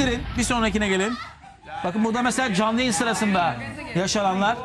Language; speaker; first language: Turkish; native; Turkish